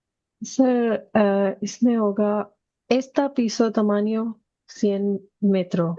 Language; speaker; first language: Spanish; non-native, learner; Urdu